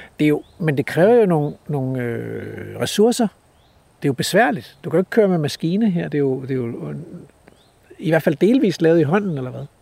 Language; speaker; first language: Danish; native; Danish